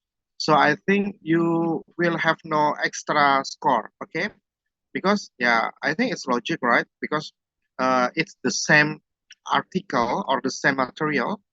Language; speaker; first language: English; non-native, fluent; Indonesian